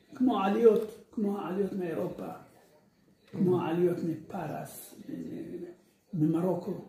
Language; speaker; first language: Hebrew; early bilingual, other home language; Arabic